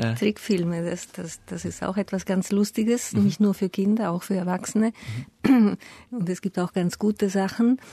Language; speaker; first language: German; native; German